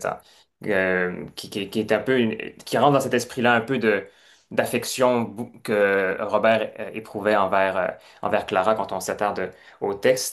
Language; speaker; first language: French; native; French